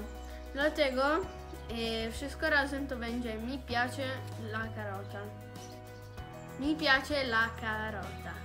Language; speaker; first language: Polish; early bilingual, heritage; Polish